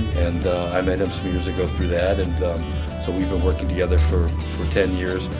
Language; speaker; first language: English; native; English